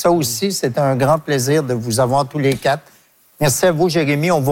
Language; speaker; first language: French; native; French